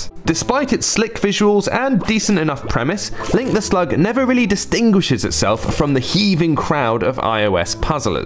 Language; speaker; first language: English; native; English